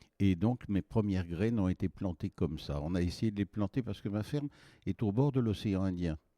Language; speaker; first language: French; native; French